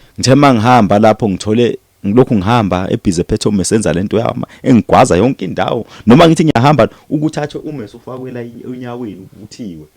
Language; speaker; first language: Zulu; native; Zulu